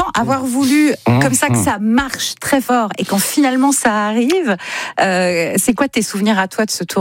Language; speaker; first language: French; native; French